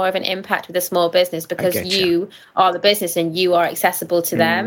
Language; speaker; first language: English; native; English